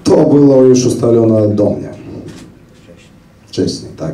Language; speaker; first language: Polish; non-native, fluent; Russian